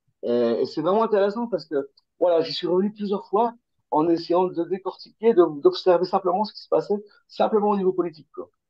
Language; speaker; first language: French; native; French